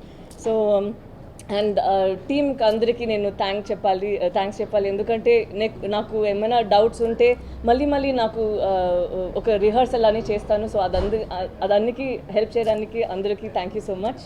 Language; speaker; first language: Telugu; non-native, local second language; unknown